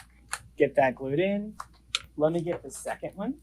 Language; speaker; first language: English; native; English